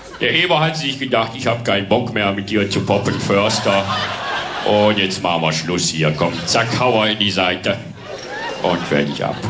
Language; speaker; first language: German; native; German